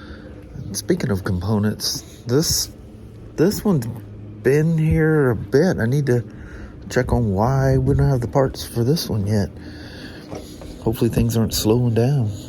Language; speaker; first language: English; native; English